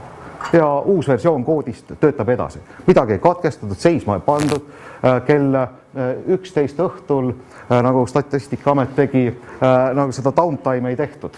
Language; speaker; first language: Estonian; native; Estonian